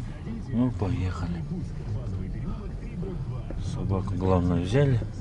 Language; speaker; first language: Russian; non-native, local second language; Yakut